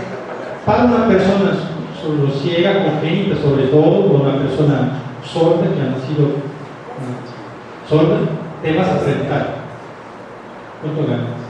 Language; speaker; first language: Spanish; non-native, fluent; Portuguese